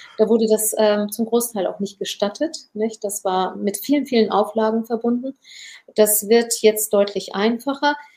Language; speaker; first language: German; early bilingual, other home language; Turkish